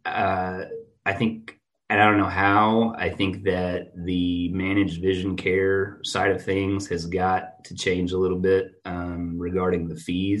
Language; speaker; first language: English; native; English